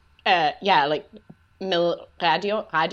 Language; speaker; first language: Danish; non-native, learner; English